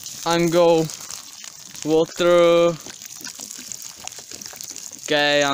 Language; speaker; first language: English; non-native, learner; Czech